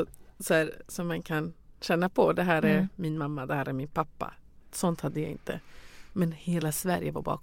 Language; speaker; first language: Swedish; non-native, fluent; Persian